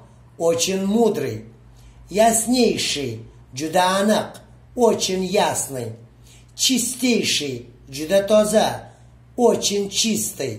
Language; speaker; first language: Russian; non-native, fluent; Uzbek